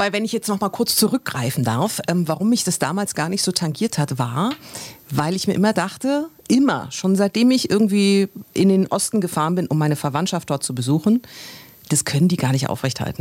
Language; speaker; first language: German; native; German